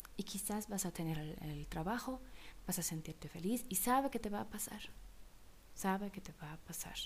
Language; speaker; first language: Spanish; non-native, fluent; German